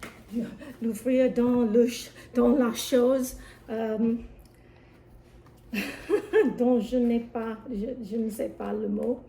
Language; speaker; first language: French; non-native, learner; English